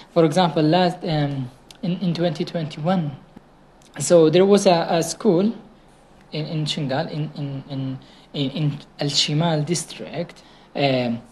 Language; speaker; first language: English; non-native, fluent; Kurdish